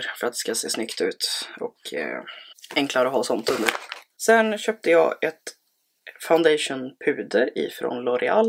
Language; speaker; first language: Swedish; native; Swedish